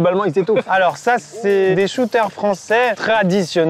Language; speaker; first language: French; native; French